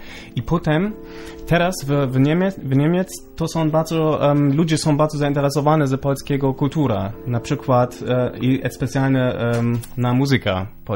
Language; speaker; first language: Polish; non-native, local second language; German